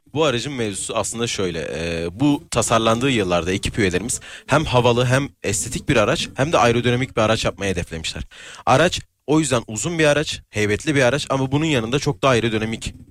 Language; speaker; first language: Turkish; native; Turkish